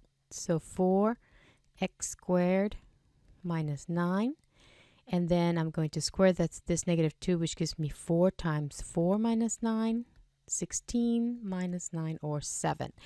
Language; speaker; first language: English; native; English